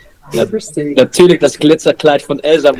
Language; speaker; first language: German; non-native, learner; Dutch